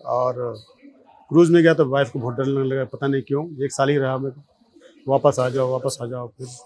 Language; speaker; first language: Hindi; non-native, local second language; Sadri